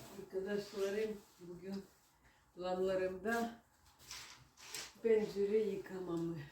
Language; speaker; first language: Turkish; non-native, learner; Russian